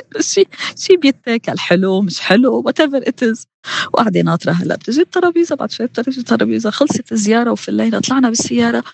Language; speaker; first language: Arabic; native; Arabic